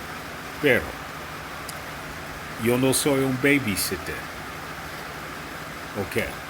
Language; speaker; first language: Spanish; non-native, learner; English